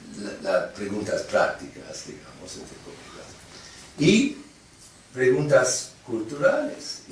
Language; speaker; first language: Spanish; non-native, fluent; English